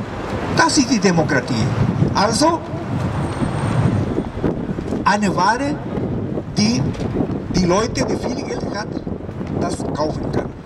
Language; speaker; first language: German; non-native, fluent; Spanish